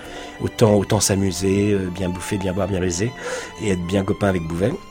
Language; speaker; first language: French; native; French